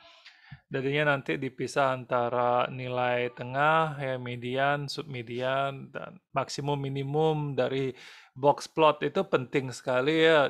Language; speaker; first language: Indonesian; native; Indonesian